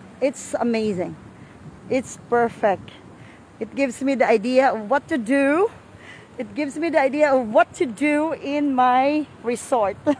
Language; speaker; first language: English; non-native, local second language; Filipino